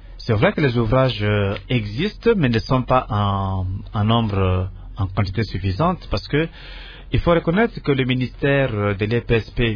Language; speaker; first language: French; non-native, local second language; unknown